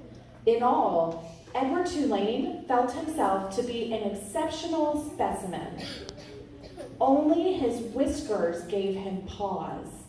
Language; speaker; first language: English; native; English